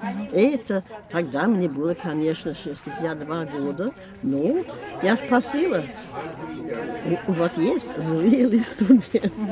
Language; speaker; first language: Russian; non-native, fluent; English